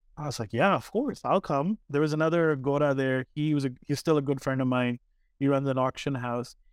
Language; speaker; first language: English; early bilingual, other home language; Arabic